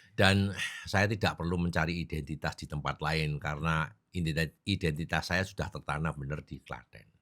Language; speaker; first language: Indonesian; native; Indonesian